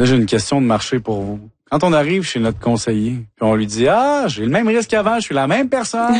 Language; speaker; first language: French; native; French